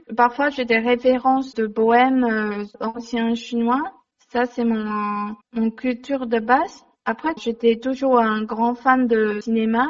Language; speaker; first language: French; non-native, learner; Chinese